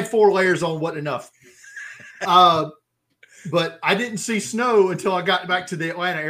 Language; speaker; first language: English; native; English